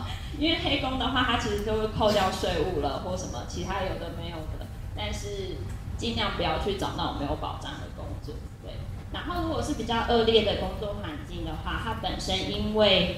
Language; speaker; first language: Chinese; native; Chinese